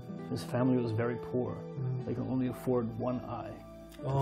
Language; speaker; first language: English; native; English